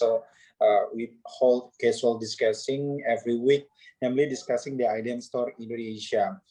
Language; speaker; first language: English; non-native, learner; Indonesian